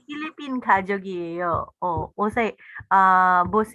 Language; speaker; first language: Korean; non-native, learner; English